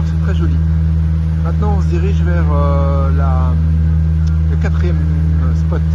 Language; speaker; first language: French; native; French